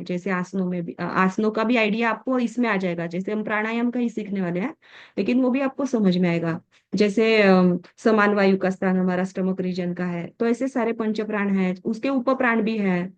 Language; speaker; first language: Hindi; native; Hindi